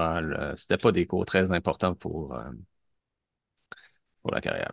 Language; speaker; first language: French; native; French